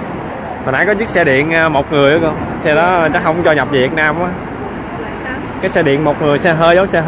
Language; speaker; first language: Vietnamese; native; Vietnamese